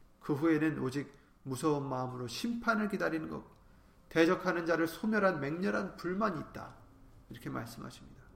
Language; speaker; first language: Korean; native; Korean